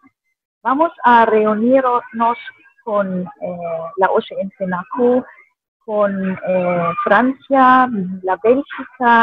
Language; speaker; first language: Spanish; non-native, fluent; German